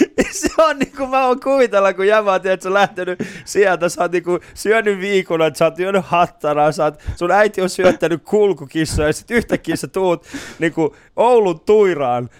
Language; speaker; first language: Finnish; early bilingual, other home language; Persian